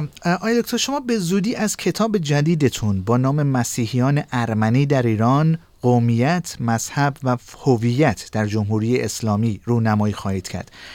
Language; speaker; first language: Persian; native; Persian